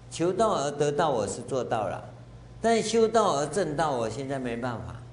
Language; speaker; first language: Chinese; native; Chinese